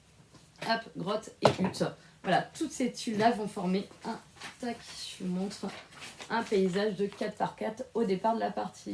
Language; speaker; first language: French; native; French